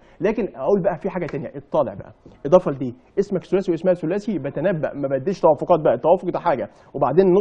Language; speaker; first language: Arabic; native; Arabic